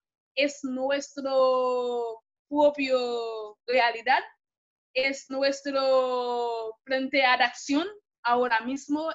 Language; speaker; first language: Spanish; non-native, fluent; Haitian Creole